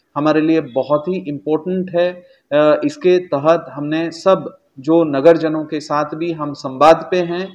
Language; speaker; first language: Hindi; non-native, local second language; Gujarati